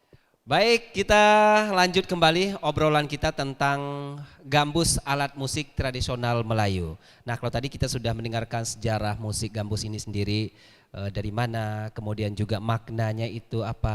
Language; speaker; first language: Malay; native; Malay